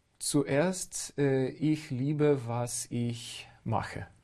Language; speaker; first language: German; non-native, fluent; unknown